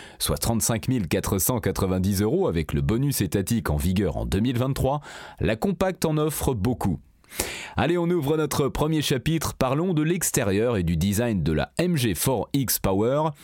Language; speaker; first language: French; native; French